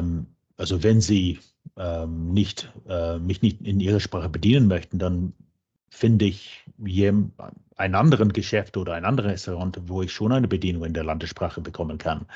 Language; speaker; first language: German; non-native, fluent; English